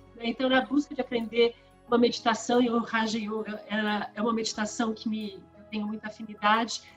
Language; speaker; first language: Portuguese; early bilingual, other home language; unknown